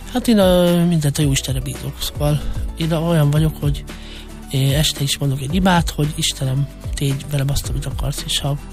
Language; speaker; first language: Hungarian; native; Hungarian